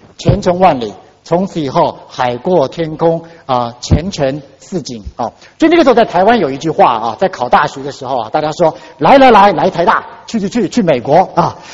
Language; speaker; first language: Chinese; native; Chinese